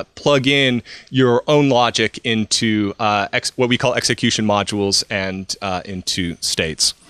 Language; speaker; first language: English; native; English